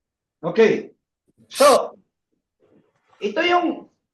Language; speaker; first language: Filipino; native; Filipino